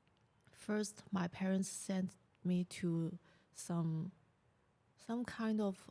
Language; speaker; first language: English; non-native, learner; Chinese